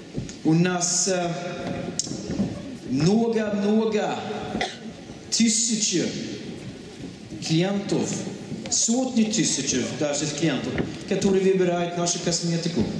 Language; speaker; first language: Russian; non-native, fluent; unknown